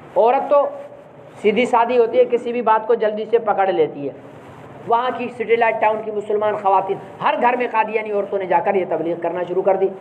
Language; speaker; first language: Urdu; non-native, local second language; Sindhi